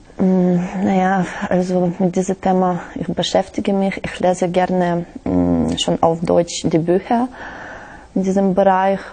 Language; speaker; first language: German; non-native, learner; Russian